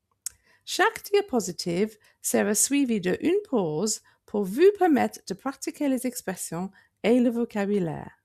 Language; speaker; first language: French; non-native, fluent; English